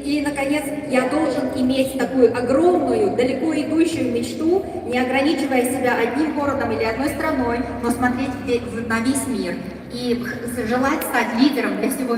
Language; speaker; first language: Russian; native; Russian